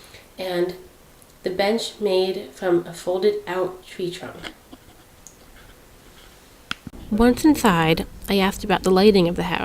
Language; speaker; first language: English; native; English